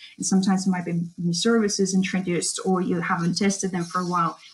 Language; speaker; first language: English; non-native, fluent; Russian